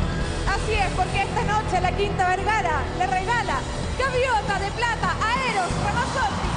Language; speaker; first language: Spanish; native; Spanish